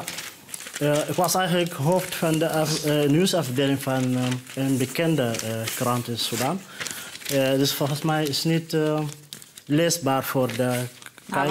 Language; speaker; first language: Dutch; non-native, fluent; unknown